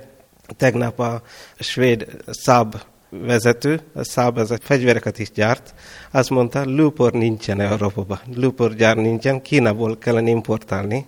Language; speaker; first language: Hungarian; non-native, fluent; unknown